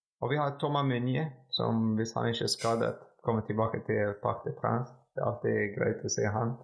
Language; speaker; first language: Norwegian; non-native, fluent; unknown